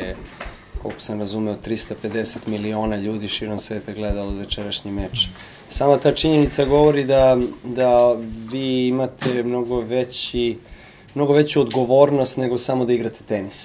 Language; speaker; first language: Serbian; native; Serbian